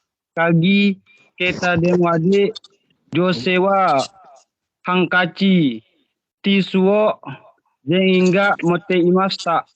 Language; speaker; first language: Japanese; non-native, learner; Indonesian